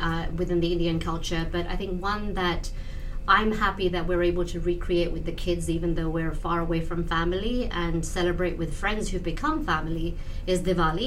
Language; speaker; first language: English; non-native, local second language; Punjabi